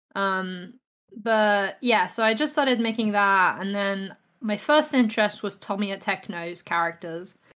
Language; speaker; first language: English; native; English